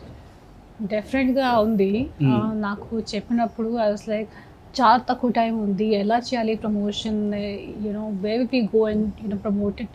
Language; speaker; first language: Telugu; non-native, fluent; Hindi